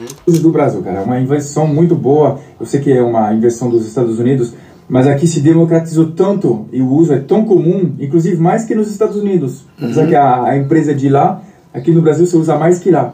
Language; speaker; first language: Portuguese; non-native, fluent; French